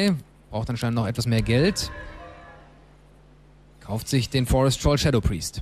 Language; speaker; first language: German; native; German